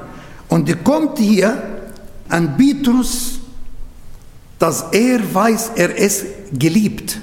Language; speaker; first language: German; non-native, learner; Arabic